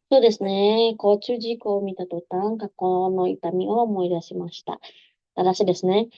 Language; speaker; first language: Japanese; non-native, fluent; Indonesian